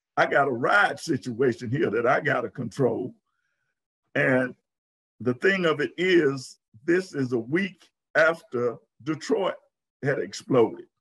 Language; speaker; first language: English; native; English